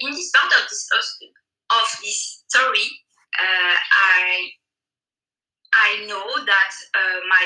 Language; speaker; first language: English; non-native, learner; French